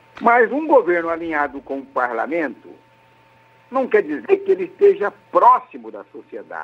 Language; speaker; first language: Portuguese; native; Portuguese